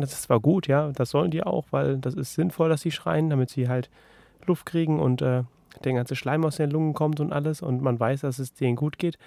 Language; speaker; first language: German; native; German